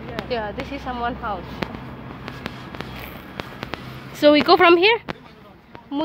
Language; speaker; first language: English; non-native, learner; Indonesian